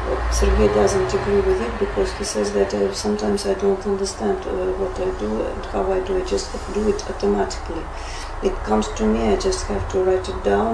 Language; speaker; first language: English; non-native, fluent; Russian